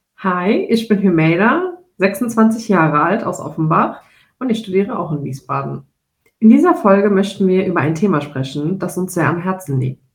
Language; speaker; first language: German; early bilingual, other home language; Turkish